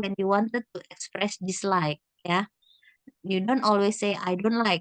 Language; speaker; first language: English; non-native, fluent; Indonesian